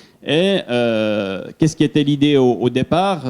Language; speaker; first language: French; native; French